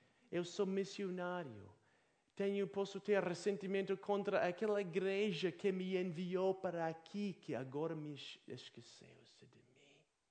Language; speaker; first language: Portuguese; non-native, fluent; English